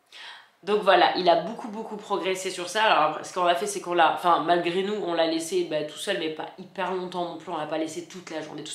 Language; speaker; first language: French; native; French